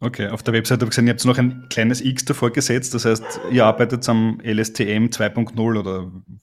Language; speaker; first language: German; native; German